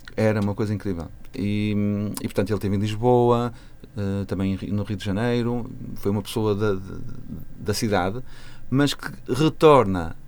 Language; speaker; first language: Portuguese; native; Portuguese